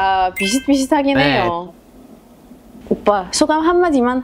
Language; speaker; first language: Korean; non-native, fluent; Arabic